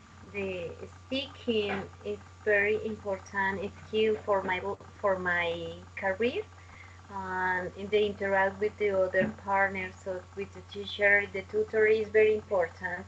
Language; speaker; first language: English; non-native, learner; Spanish